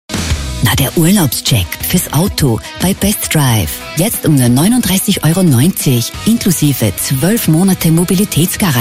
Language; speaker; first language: German; native; German